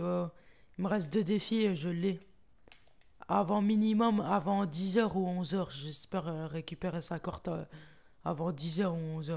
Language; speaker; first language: French; native; French